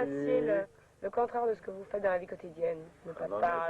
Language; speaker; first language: French; native; French